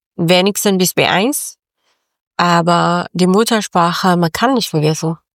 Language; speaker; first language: German; non-native, learner; Persian